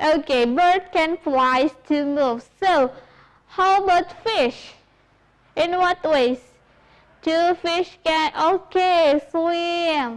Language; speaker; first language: English; non-native, fluent; Indonesian